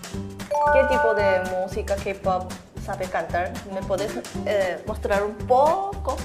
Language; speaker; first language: Spanish; non-native, learner; Korean